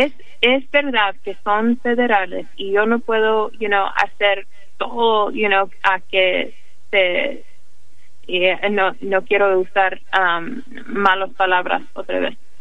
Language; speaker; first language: Spanish; early bilingual, heritage; English